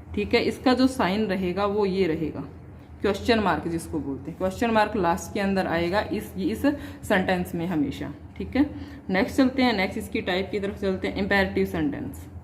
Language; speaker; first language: Hindi; native; Hindi